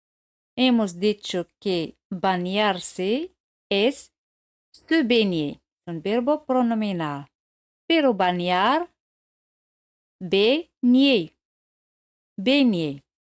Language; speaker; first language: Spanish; non-native, fluent; French